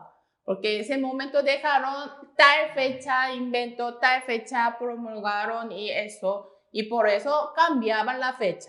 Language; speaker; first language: Spanish; non-native, fluent; Korean